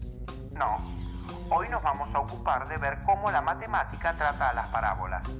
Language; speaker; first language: Spanish; native; Spanish